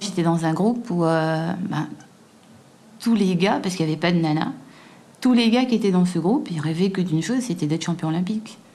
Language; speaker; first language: French; native; French